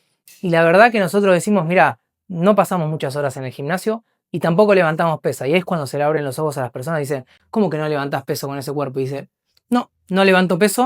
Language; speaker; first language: Spanish; native; Spanish